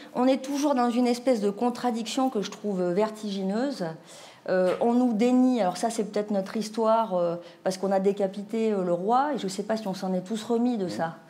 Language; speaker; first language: French; native; French